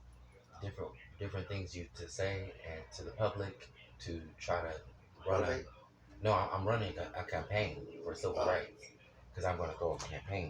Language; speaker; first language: English; native; English